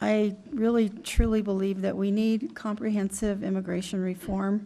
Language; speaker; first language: English; native; English